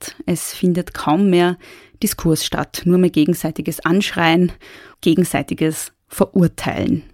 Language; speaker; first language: German; native; German